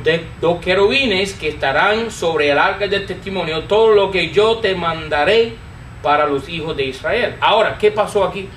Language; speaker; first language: Spanish; non-native, fluent; English